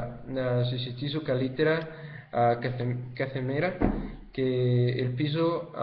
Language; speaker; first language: Greek; non-native, learner; Spanish